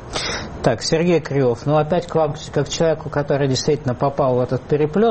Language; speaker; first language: Russian; native; Russian